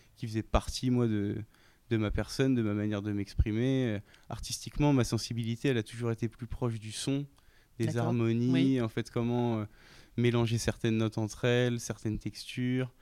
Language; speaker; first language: French; native; French